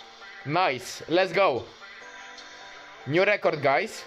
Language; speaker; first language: English; non-native, fluent; Polish